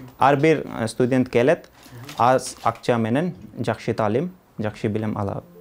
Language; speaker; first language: Kyrgyz; non-native, learner; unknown